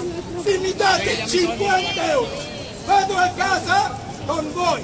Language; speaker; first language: Italian; non-native, fluent; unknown